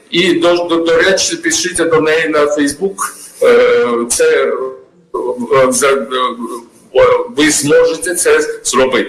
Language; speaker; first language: Ukrainian; non-native, learner; Georgian